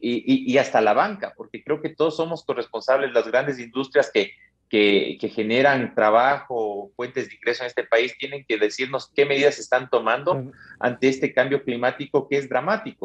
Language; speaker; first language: Spanish; native; Spanish